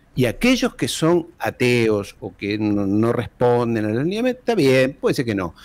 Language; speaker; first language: Spanish; early bilingual, heritage; Spanish